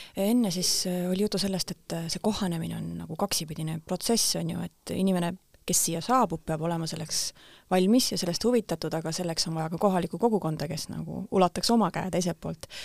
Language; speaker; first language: Estonian; native; Estonian